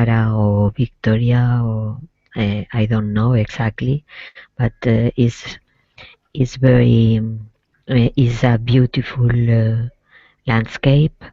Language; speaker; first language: English; non-native, learner; Spanish